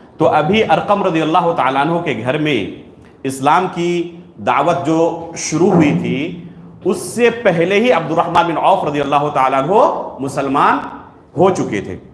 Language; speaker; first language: Urdu; native; Urdu